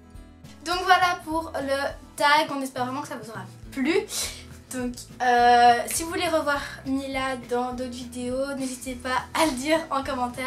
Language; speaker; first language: French; native; French